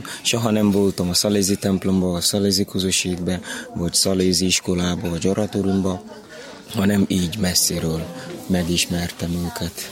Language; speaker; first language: Hungarian; non-native, learner; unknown